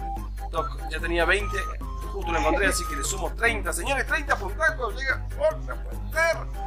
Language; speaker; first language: Spanish; native; Spanish